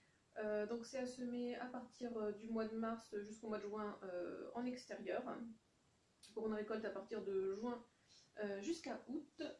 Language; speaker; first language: French; native; French